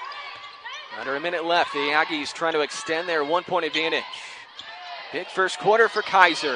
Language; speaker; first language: English; native; English